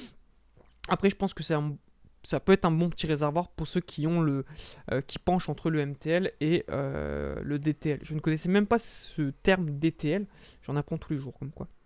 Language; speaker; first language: French; native; French